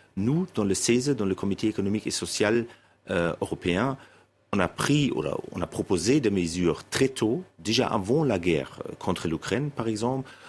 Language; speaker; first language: French; non-native, fluent; German